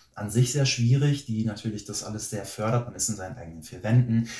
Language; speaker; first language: German; native; German